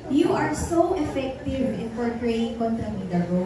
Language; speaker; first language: English; non-native, local second language; Filipino